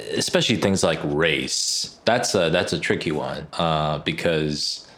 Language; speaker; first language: English; early bilingual, other home language; Korean